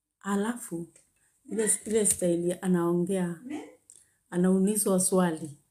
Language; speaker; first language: Swahili; native; Swahili